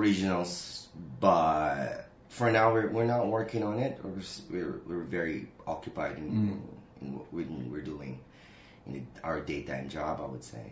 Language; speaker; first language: English; non-native, local second language; Filipino